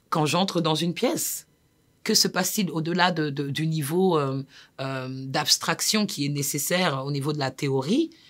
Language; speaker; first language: French; native; French